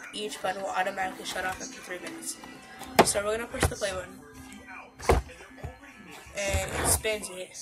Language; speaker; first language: English; native; English